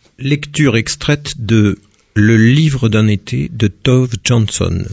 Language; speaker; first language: French; native; French